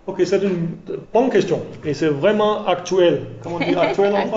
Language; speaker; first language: French; non-native, learner; English